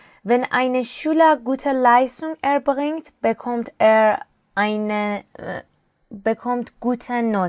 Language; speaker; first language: German; non-native, fluent; Persian